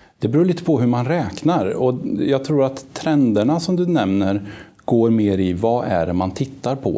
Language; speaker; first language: Swedish; native; Swedish